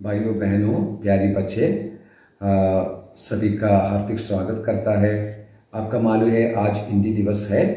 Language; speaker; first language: Hindi; non-native, local second language; Malayalam